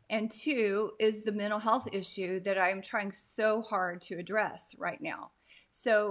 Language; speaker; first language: English; native; English